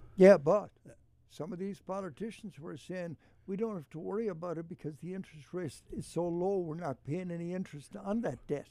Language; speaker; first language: English; native; English